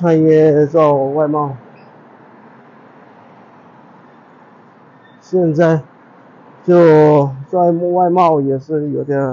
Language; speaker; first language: Chinese; non-native, fluent; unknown